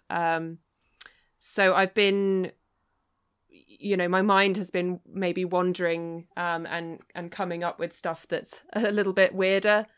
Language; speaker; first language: English; native; English